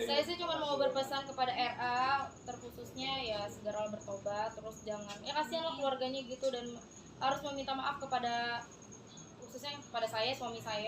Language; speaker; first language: Indonesian; native; Indonesian